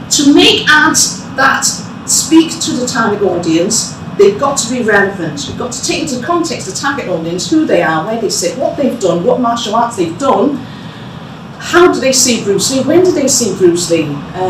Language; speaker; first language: English; native; English